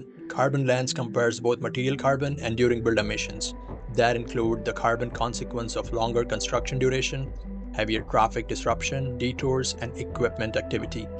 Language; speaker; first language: English; non-native, fluent; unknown